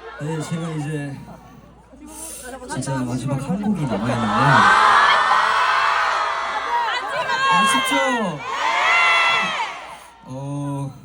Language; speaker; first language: Korean; early bilingual, heritage; Korean